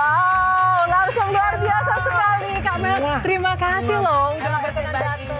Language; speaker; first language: Indonesian; native; Indonesian